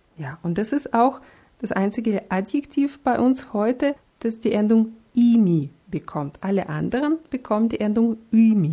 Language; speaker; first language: German; non-native, fluent; Russian